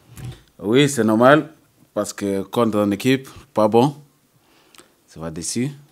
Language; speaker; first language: French; non-native, learner; English